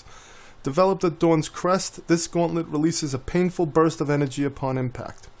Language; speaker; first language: English; native; English